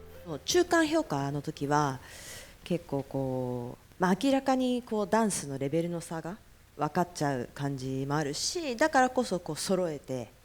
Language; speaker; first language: Japanese; native; Japanese